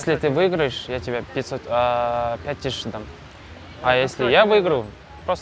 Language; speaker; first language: Russian; non-native, local second language; Kazakh